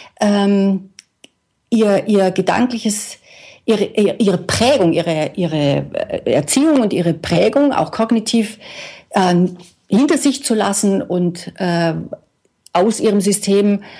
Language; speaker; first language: German; native; German